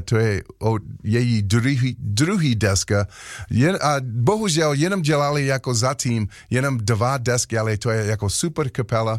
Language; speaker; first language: Czech; non-native, learner; English